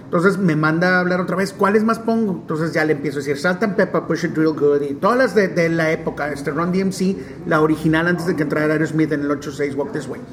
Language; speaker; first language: Spanish; non-native, local second language; English